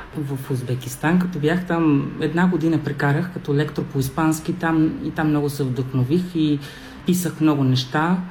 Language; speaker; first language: Bulgarian; non-native, fluent; Spanish